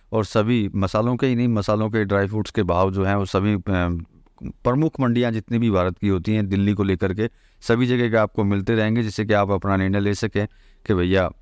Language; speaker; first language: Hindi; native; Hindi